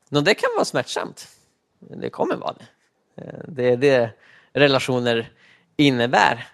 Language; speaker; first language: Swedish; native; Swedish